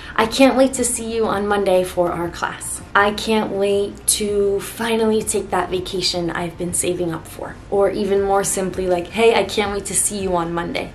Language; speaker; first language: English; native; English